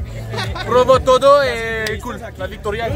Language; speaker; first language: Spanish; non-native, learner; French